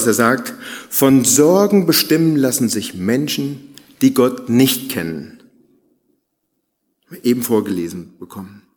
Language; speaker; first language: German; native; German